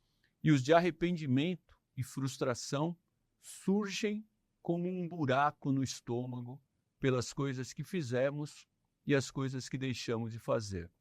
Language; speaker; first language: Portuguese; native; Portuguese